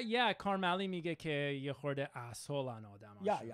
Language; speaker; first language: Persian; early bilingual, heritage; Persian